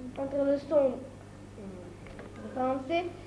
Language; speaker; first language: French; non-native, learner; Russian